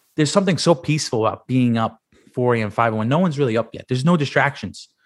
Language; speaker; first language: English; native; English